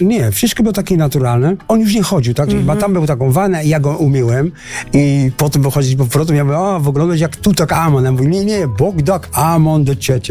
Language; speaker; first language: Polish; non-native, learner; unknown